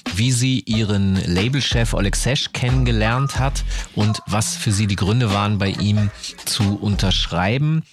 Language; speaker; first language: German; native; German